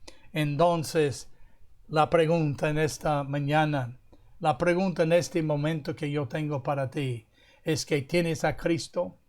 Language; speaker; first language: Spanish; non-native, fluent; English